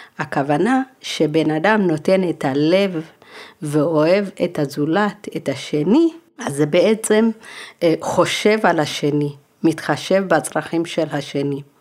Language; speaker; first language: Hebrew; early bilingual, other home language; Amharic